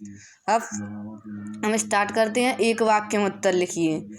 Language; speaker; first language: Hindi; native; Hindi